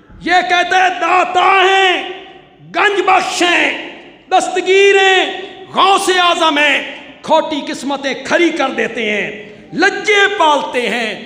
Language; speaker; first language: Urdu; non-native, local second language; Punjabi